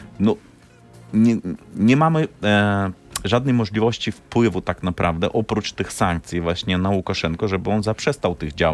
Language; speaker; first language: Polish; non-native, fluent; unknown